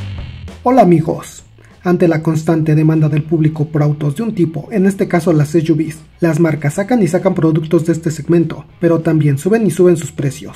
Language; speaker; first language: Spanish; native; Spanish